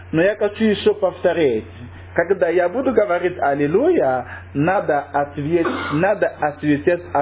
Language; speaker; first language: Russian; non-native, learner; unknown